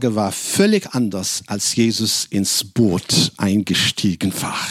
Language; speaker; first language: German; non-native, fluent; Arabic